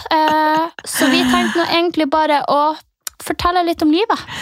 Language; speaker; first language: Norwegian; native; Norwegian